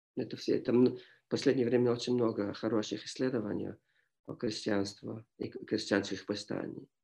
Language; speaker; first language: Russian; non-native, fluent; English